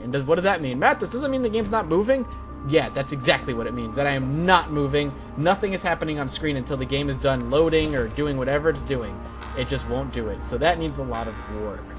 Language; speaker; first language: English; native; English